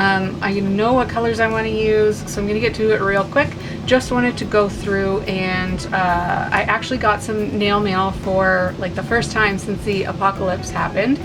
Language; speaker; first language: English; native; English